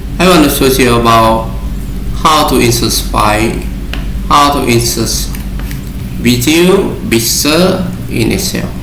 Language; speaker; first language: English; non-native, learner; Vietnamese